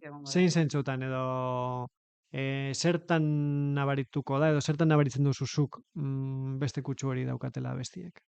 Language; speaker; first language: Basque; native; Basque